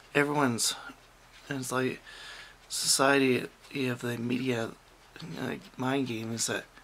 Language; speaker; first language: English; native; English